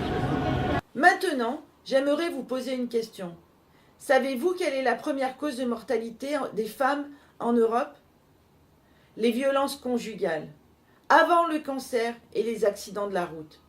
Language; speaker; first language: French; native; French